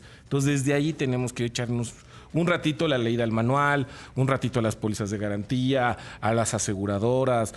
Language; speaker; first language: Spanish; native; Spanish